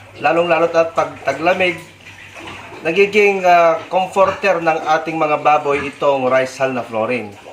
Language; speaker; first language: Filipino; non-native, local second language; Iloko